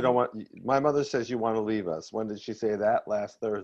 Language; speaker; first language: English; native; English